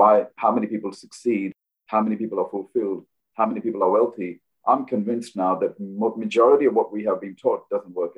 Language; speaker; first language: English; non-native, local second language; Hindi